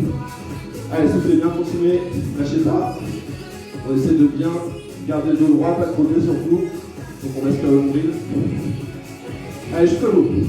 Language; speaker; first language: French; native; French